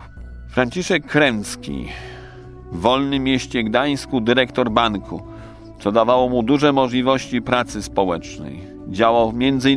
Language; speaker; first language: Polish; native; Polish